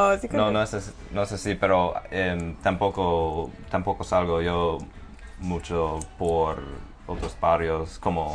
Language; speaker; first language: Spanish; non-native, fluent; English